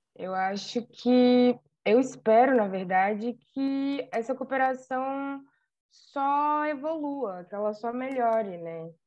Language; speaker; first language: Portuguese; native; Portuguese